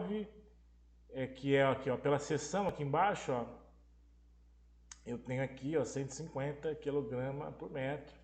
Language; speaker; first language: Portuguese; native; Portuguese